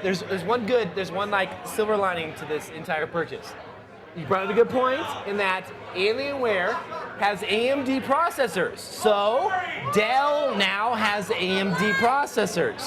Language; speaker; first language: English; native; English